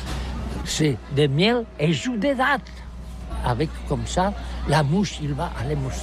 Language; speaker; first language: French; non-native, learner; Catalan